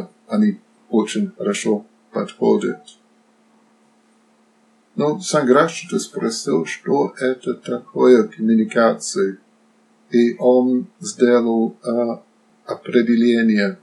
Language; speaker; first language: Russian; non-native, fluent; Slovak